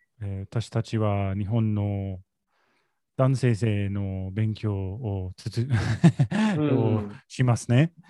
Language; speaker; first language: Japanese; non-native, learner; English